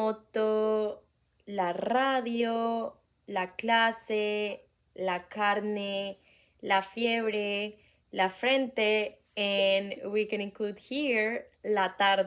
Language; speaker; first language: Spanish; non-native, fluent; English